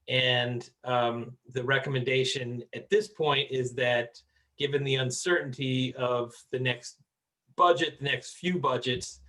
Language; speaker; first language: English; native; English